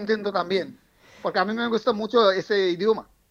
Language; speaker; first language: Spanish; non-native, fluent; Bangla